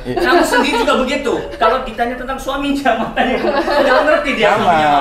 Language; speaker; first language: Indonesian; native; Indonesian